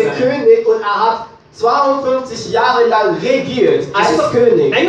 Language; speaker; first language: German; non-native, learner; French